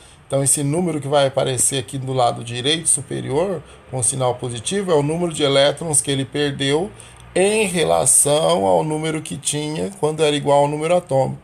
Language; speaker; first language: Portuguese; native; Portuguese